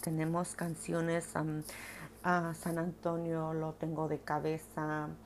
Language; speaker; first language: Spanish; early bilingual, other home language; English